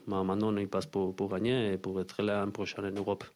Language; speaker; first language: French; non-native, learner; Spanish